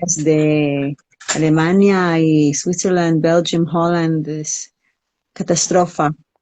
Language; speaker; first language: Spanish; non-native, learner; English